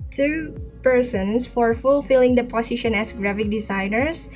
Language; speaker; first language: English; non-native, fluent; Indonesian